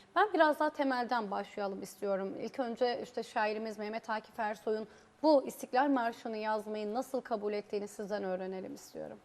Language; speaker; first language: Turkish; native; Turkish